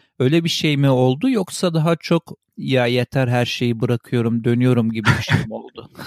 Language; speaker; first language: Turkish; native; Turkish